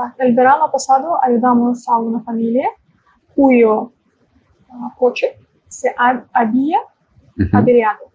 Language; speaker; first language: Russian; native; Russian